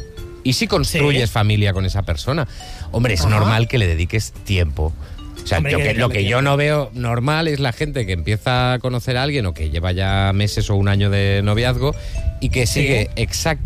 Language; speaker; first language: Spanish; native; Spanish